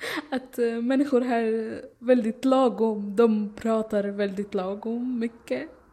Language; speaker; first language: Swedish; non-native, fluent; Arabic